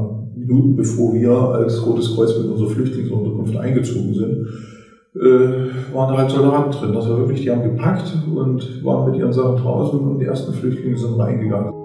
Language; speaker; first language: German; native; German